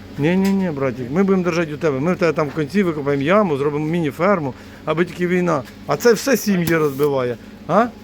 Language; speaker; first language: Ukrainian; native; Ukrainian